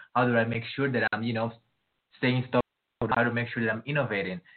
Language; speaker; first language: English; non-native, fluent; Portuguese